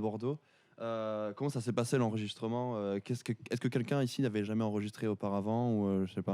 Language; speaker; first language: French; native; French